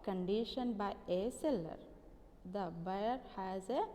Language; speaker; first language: English; non-native, local second language; Telugu